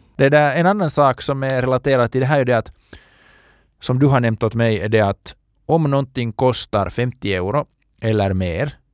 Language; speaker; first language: Swedish; native; Swedish